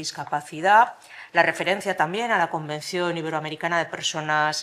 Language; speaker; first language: Spanish; native; Spanish